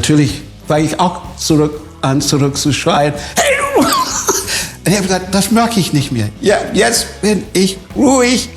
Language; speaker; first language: German; non-native, fluent; English